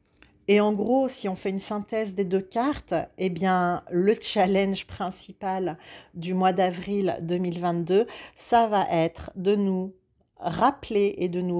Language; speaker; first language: French; native; French